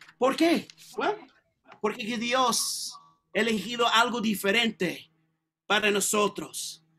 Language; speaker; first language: Spanish; non-native, learner; English